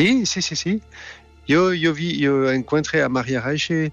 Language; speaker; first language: Spanish; non-native, fluent; French